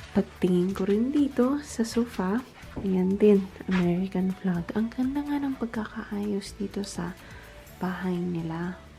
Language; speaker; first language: Filipino; non-native, local second language; Bikol